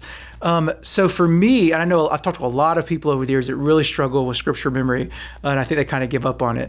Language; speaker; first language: English; native; English